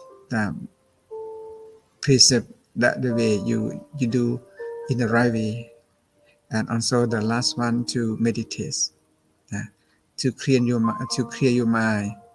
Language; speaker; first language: English; non-native, learner; Thai